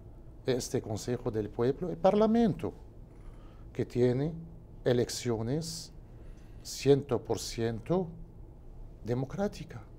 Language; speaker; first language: Spanish; non-native, learner; Arabic